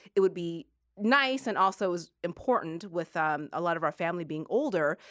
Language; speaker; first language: English; native; English